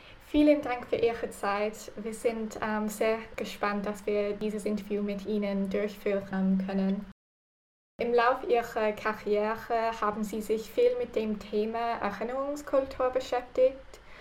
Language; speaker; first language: German; non-native, fluent; English